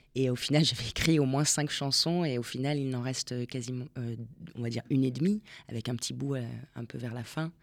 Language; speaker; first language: French; non-native, fluent; Spanish